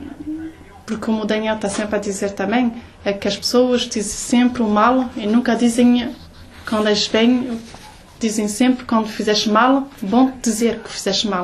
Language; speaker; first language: Portuguese; early bilingual, heritage; Portuguese